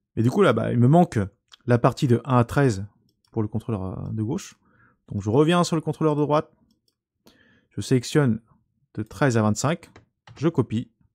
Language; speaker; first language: French; native; French